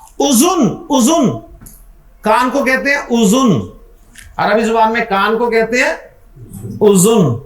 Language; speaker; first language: Urdu; native; Urdu